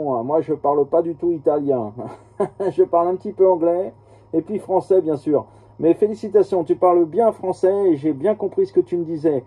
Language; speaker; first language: French; native; French